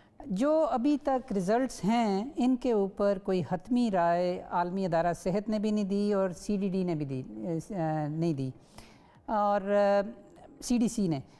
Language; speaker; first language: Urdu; native; Urdu